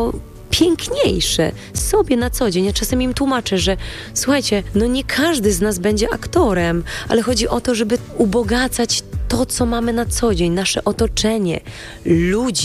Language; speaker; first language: Polish; native; Polish